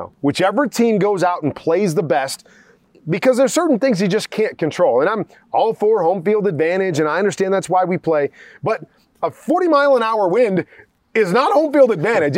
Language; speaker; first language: English; native; English